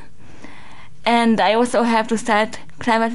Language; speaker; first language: English; non-native, fluent; Hungarian